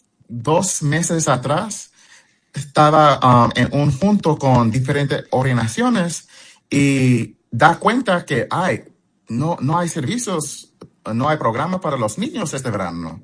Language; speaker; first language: Spanish; early bilingual, heritage; English